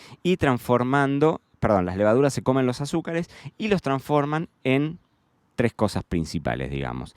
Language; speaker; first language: Spanish; native; Spanish